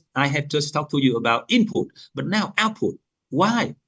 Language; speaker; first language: English; non-native, fluent; Vietnamese